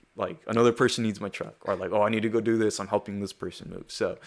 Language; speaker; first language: English; early bilingual, other home language; Spanish